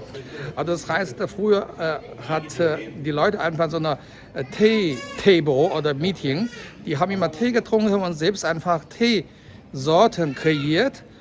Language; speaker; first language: German; non-native, fluent; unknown